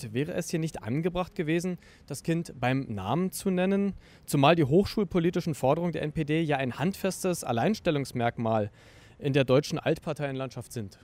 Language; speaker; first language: German; native; German